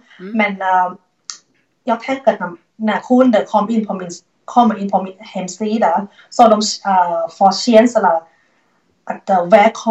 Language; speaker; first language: Swedish; non-native, learner; Thai